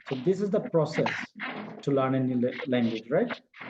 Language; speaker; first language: English; non-native, fluent; Bangla